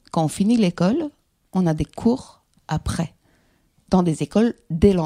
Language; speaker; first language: French; non-native, fluent; Greek